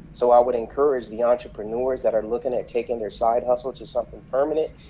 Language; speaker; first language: English; native; English